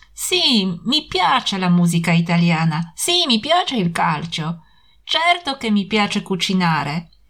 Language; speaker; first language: Italian; non-native, fluent; Polish